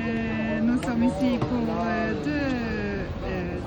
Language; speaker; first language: French; non-native, learner; Swedish